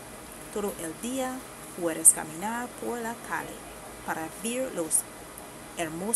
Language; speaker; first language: Spanish; non-native, learner; English